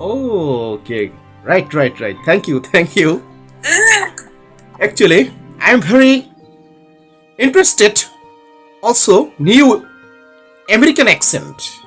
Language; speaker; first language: English; non-native, learner; Bangla